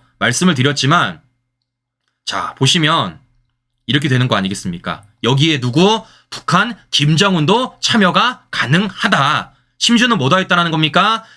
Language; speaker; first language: Korean; native; Korean